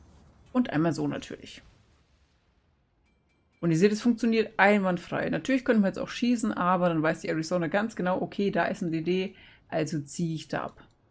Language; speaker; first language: German; native; German